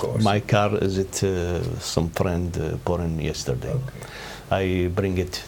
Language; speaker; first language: English; non-native, learner; Arabic